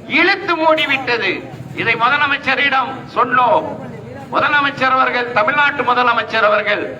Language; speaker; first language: Tamil; native; Tamil